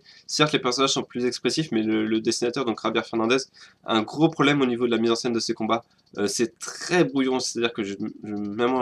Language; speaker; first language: French; native; French